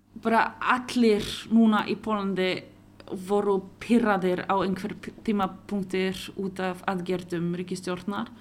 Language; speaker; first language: Icelandic; non-native, local second language; Polish